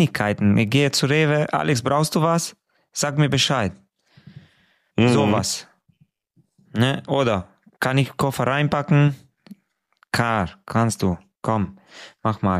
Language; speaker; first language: German; non-native, fluent; Hungarian